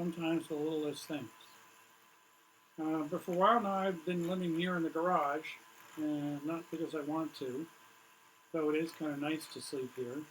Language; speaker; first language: English; native; English